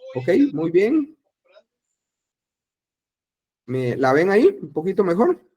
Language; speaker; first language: Spanish; native; Spanish